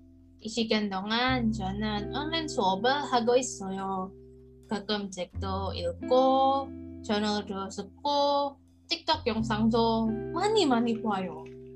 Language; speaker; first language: Korean; non-native, learner; Indonesian